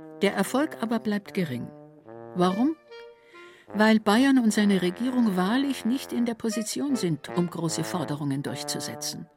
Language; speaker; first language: German; native; German